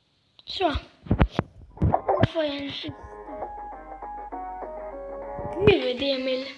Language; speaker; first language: Swedish; native; Swedish